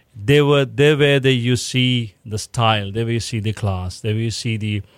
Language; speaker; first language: English; non-native, local second language; Hindi